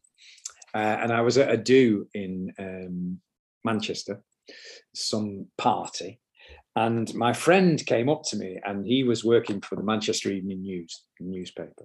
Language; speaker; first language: English; native; English